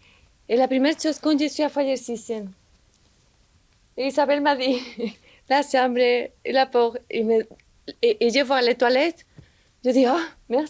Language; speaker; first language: French; non-native, learner; Spanish